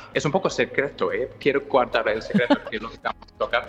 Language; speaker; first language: Spanish; non-native, fluent; English